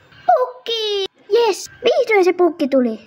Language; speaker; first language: Finnish; native; Finnish